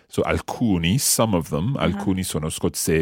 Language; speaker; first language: Italian; non-native, fluent; English